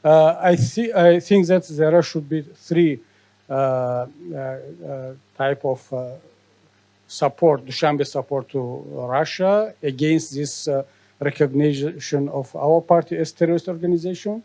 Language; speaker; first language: English; non-native, learner; Tajik